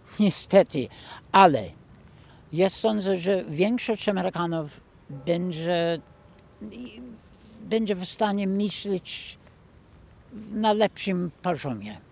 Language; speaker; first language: Polish; non-native, fluent; English